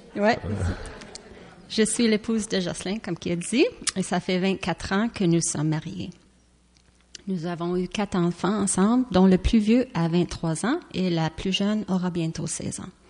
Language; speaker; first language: French; early bilingual, other home language; Estonian